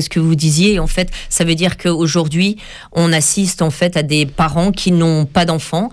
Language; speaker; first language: French; native; French